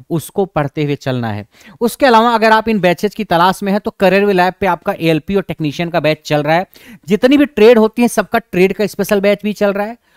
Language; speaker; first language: Hindi; native; Hindi